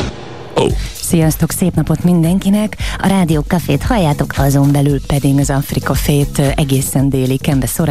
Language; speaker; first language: Hungarian; native; Hungarian